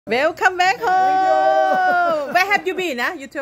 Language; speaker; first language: English; non-native, learner; Thai